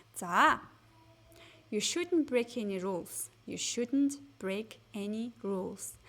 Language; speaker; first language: English; non-native, fluent; Mongolian